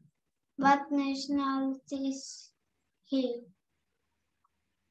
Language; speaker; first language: English; non-native, learner; Turkish